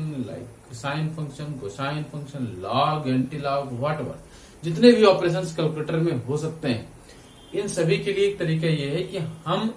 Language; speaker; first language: Hindi; native; Hindi